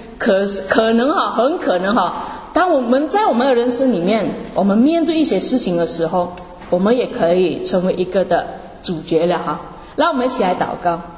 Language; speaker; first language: Chinese; native; Chinese